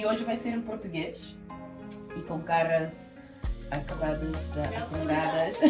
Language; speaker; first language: Portuguese; early bilingual, heritage; Portuguese